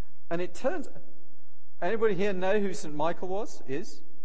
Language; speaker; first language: English; native; English